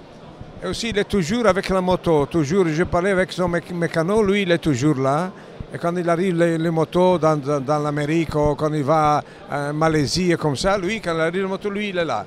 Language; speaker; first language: French; non-native, learner; Italian